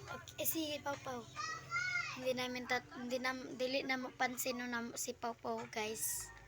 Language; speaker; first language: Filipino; non-native, local second language; Cebuano